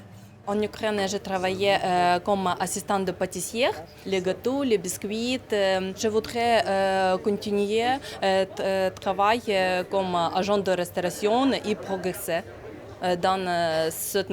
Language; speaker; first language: French; non-native, learner; Ukrainian